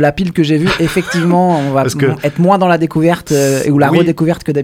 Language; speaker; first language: French; native; French